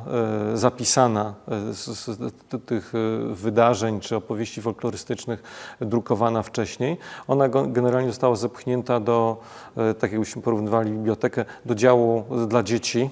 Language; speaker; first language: Polish; native; Polish